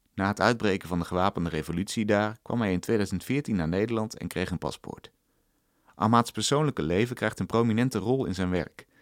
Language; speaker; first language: Dutch; native; Dutch